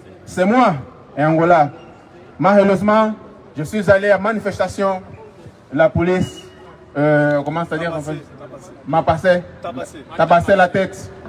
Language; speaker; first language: French; non-native, learner; Portuguese